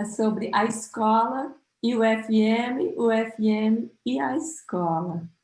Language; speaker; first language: Portuguese; non-native, fluent; English